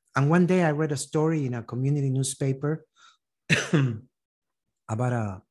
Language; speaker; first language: English; non-native, fluent; Spanish